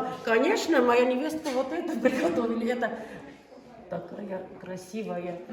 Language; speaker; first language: Russian; non-native, local second language; Armenian